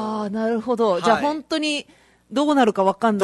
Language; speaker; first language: Japanese; native; Japanese